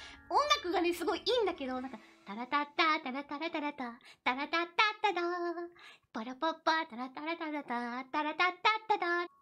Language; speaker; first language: Japanese; native; Japanese